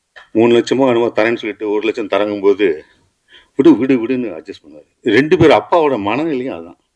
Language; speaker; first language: Tamil; native; Tamil